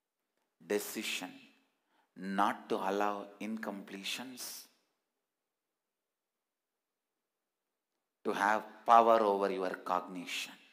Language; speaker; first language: English; non-native, local second language; Tamil